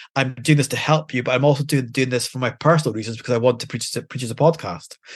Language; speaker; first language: English; native; English